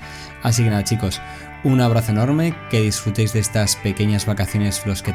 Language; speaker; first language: Spanish; native; Spanish